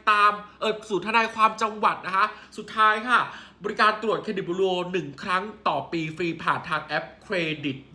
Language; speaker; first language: Thai; native; Thai